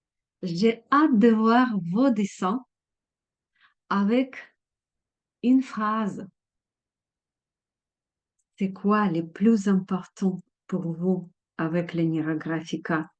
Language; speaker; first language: French; non-native, fluent; Russian